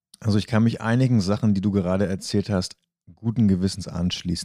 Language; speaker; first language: German; native; German